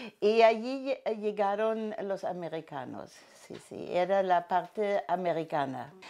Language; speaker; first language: Spanish; non-native, fluent; German